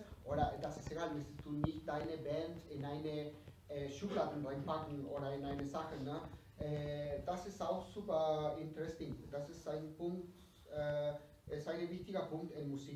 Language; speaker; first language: German; non-native, learner; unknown